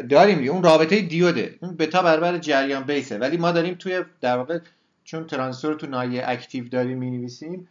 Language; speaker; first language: Persian; native; Persian